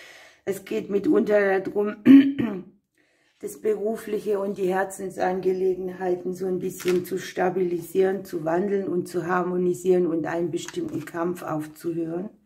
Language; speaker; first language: German; native; German